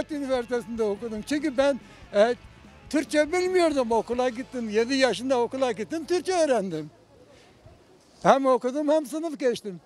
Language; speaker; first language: Turkish; non-native, local second language; Zaza